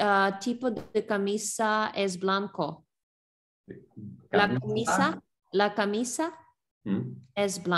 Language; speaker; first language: Spanish; non-native, learner; English